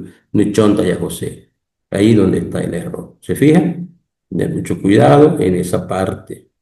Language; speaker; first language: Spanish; non-native, local second language; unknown